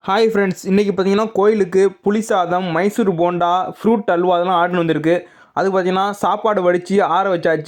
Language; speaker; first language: Tamil; native; Tamil